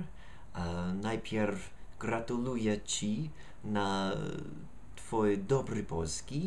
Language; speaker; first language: Polish; non-native, fluent; English